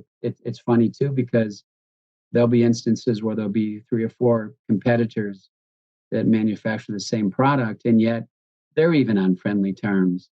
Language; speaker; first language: English; native; English